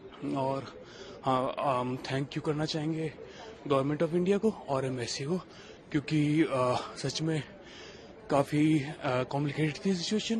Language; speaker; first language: Hindi; native; Hindi